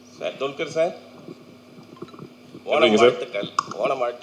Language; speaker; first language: Tamil; native; Tamil